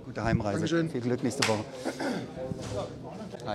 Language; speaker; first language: German; native; German